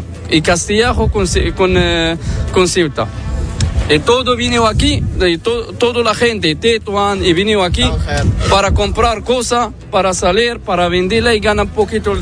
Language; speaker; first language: Spanish; non-native, learner; Arabic